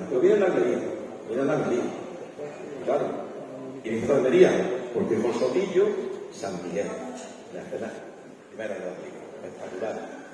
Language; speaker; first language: Spanish; native; Spanish